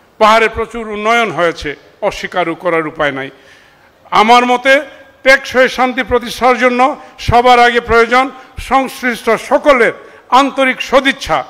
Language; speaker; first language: Bangla; non-native, local second language; Marma